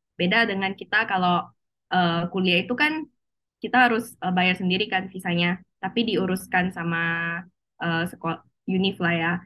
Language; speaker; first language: Indonesian; native; Indonesian